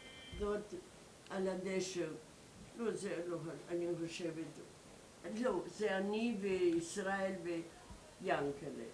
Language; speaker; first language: Hebrew; non-native, learner; German